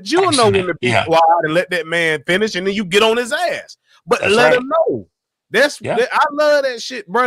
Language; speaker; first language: English; native; English